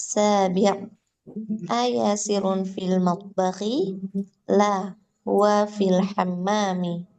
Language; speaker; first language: Arabic; non-native, learner; Indonesian